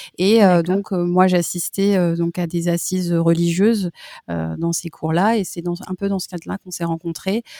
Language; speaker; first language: French; native; French